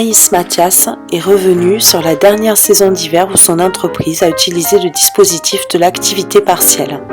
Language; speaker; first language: French; native; French